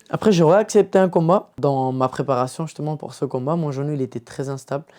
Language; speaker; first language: French; early bilingual, other home language; Turkish